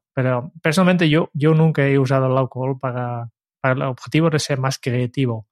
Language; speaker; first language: Spanish; non-native, fluent; Dutch